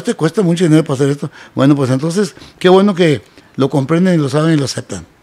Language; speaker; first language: Spanish; native; Spanish